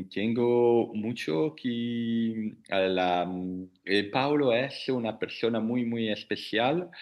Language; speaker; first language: Spanish; non-native, learner; Italian